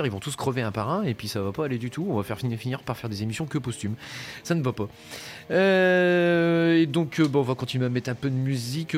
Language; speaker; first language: French; native; French